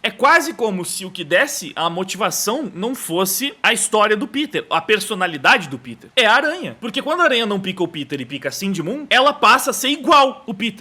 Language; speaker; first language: Portuguese; native; Portuguese